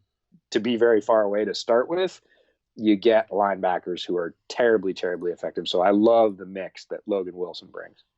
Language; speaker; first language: English; native; English